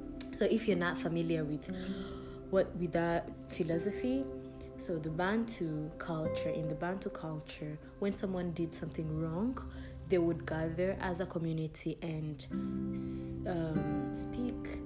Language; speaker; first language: English; non-native, local second language; Kinyarwanda